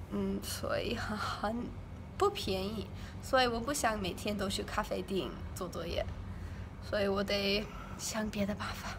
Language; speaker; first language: Chinese; non-native, learner; English